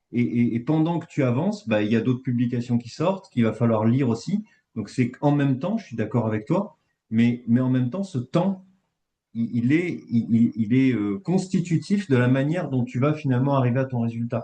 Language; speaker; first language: French; native; French